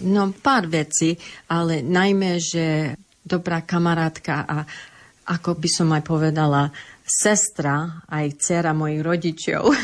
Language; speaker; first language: Slovak; early bilingual, heritage; Slovak